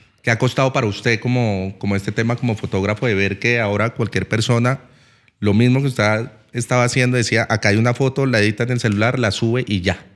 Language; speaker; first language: Spanish; native; Spanish